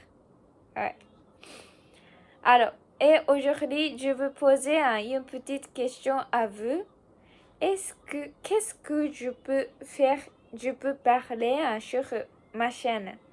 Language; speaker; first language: French; non-native, learner; Japanese